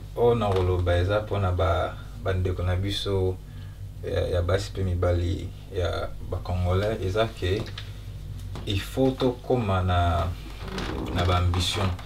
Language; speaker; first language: Lingala; early bilingual, heritage; Lingala